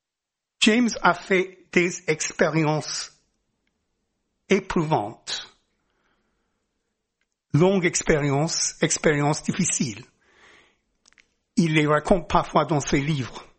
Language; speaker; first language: French; non-native, fluent; English